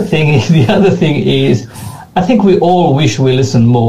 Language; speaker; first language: English; non-native, fluent; French